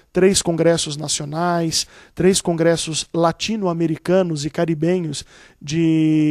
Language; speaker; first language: Portuguese; native; Portuguese